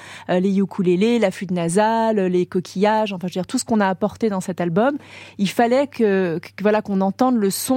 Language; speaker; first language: French; native; French